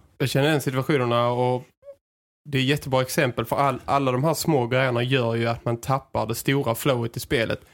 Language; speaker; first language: Swedish; native; Swedish